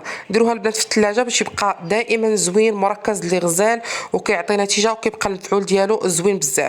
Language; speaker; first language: Arabic; native; Arabic